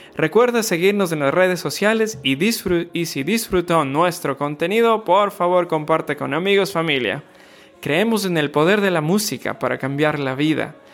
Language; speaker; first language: English; non-native, fluent; Spanish